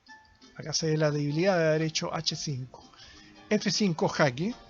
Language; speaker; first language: Spanish; native; Spanish